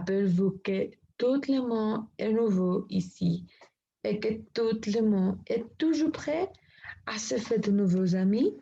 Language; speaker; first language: French; non-native, learner; Spanish